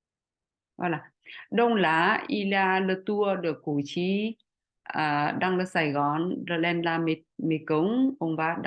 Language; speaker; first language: French; non-native, fluent; Vietnamese